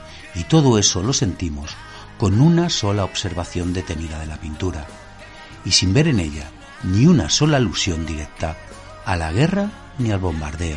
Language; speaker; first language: Spanish; native; Spanish